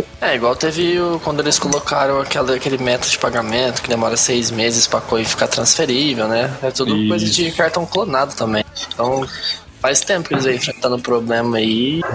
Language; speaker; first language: Portuguese; native; Portuguese